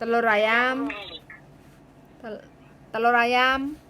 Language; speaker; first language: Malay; non-native, local second language; Javanese